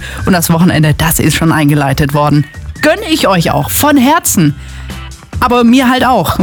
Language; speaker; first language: German; native; German